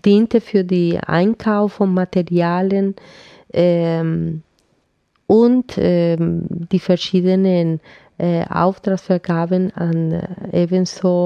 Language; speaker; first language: German; non-native, fluent; Spanish